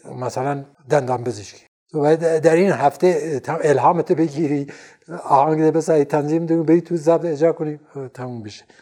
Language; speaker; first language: Persian; non-native, local second language; Central Kurdish